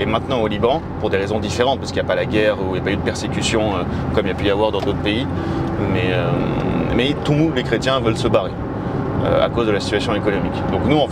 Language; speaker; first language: French; native; French